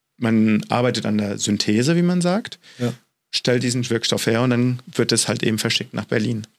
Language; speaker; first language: German; non-native, fluent; French